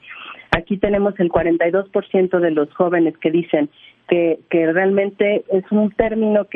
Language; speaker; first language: Spanish; native; Spanish